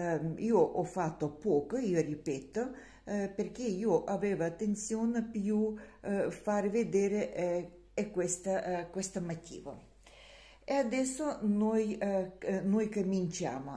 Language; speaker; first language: Italian; non-native, learner; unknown